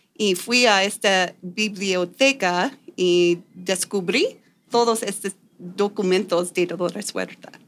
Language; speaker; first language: Spanish; non-native, fluent; English